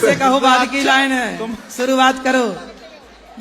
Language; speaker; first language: Hindi; native; Hindi